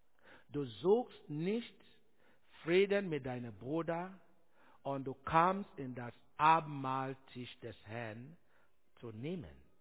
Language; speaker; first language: German; non-native, learner; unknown